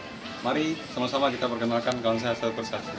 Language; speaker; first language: Indonesian; native; Indonesian